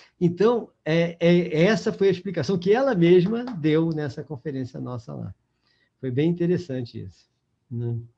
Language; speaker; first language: Portuguese; native; Portuguese